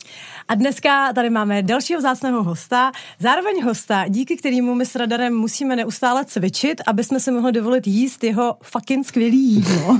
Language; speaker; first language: Czech; native; Czech